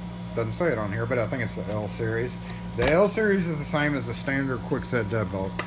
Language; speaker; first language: English; native; English